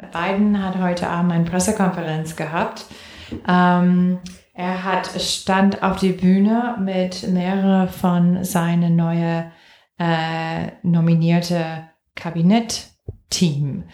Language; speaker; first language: German; non-native, fluent; English